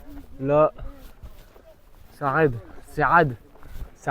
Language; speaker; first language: French; native; French